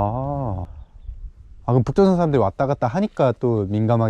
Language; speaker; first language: Korean; native; Korean